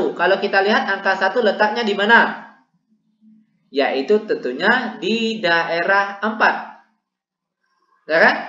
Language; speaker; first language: Indonesian; native; Indonesian